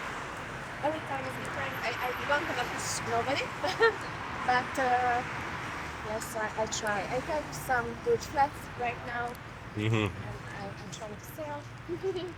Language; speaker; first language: English; non-native, learner; Hungarian